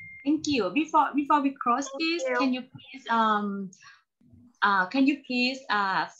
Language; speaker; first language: English; non-native, learner; Thai